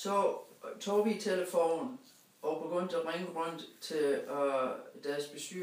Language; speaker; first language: Danish; non-native, fluent; English